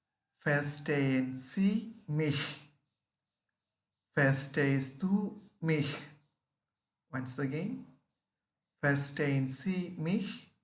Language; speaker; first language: German; non-native, learner; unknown